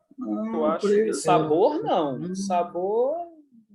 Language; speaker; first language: Portuguese; native; Portuguese